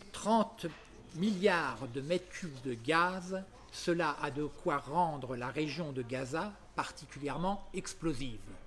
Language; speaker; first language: French; native; French